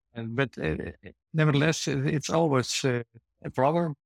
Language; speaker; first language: English; non-native, fluent; Dutch